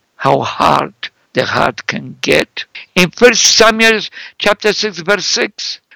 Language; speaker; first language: English; non-native, fluent; Polish